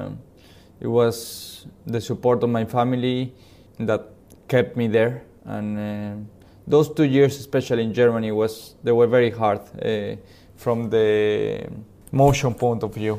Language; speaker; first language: English; non-native, fluent; Spanish